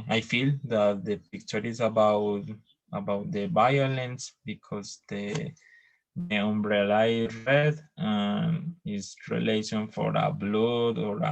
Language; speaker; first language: English; non-native, learner; Spanish